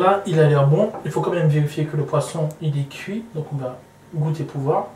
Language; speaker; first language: French; native; French